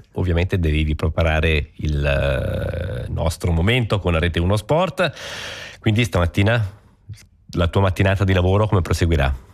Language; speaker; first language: Italian; native; Italian